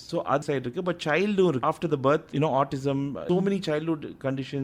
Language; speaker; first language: English; non-native, local second language; Tamil